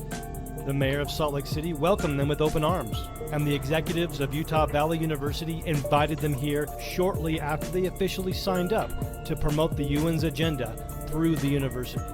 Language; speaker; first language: English; native; English